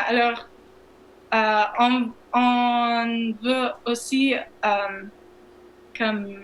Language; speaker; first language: French; non-native, learner; English